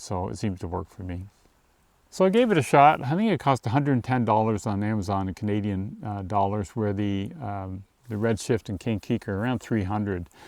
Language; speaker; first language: English; native; English